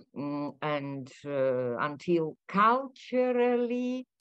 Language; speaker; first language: English; non-native, fluent; Ukrainian